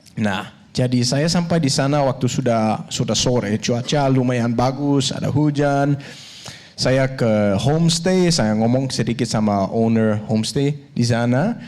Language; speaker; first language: Indonesian; non-native, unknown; Danish